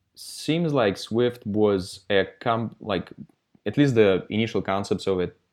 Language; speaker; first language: English; non-native, fluent; Russian